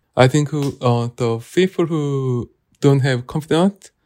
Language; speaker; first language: English; non-native, learner; Korean